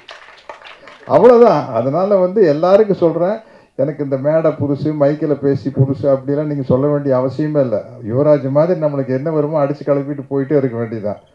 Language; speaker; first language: Tamil; native; Tamil